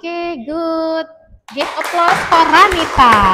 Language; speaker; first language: English; non-native, learner; Indonesian